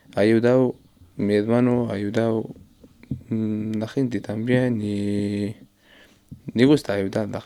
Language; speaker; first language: Spanish; non-native, learner; Arabic